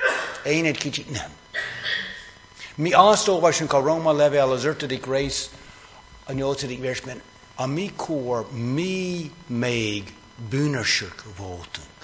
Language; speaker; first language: Hungarian; non-native, fluent; English